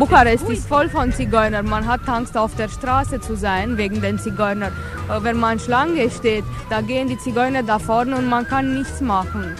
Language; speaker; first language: German; non-native, fluent; Romanian